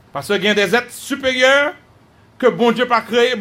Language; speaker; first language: French; non-native, local second language; Haitian Creole